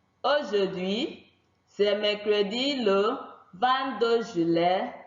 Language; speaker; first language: French; non-native, fluent; Igbo